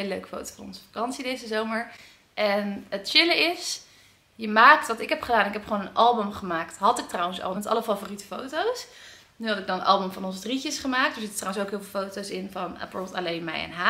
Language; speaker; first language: Dutch; native; Dutch